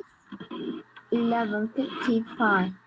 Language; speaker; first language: English; non-native, learner; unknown